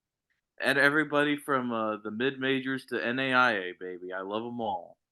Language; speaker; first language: English; native; English